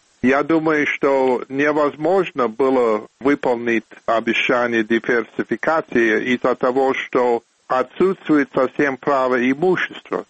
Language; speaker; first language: Russian; non-native, fluent; English